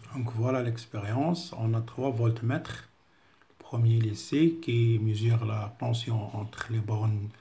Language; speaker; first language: French; non-native, local second language; Arabic